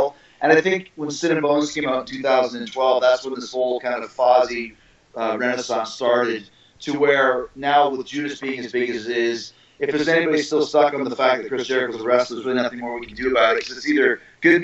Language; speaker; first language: English; native; English